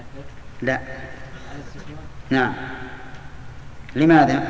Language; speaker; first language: Arabic; native; Arabic